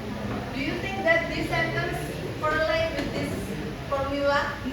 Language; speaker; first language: English; non-native, fluent; Indonesian